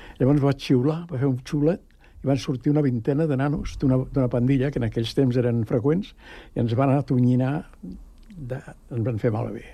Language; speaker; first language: Catalan; native; Catalan